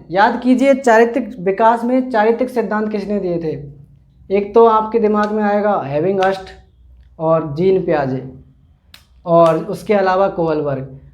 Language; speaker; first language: Hindi; native; Hindi